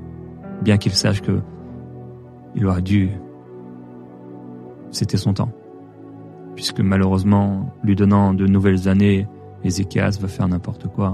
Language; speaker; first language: French; native; French